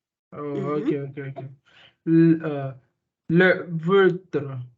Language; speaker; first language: French; non-native, learner; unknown